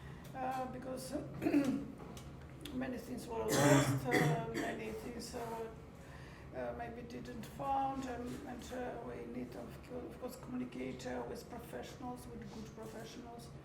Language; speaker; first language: English; non-native, learner; Armenian